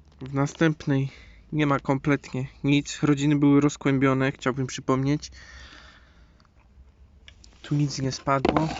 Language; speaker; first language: Polish; native; Polish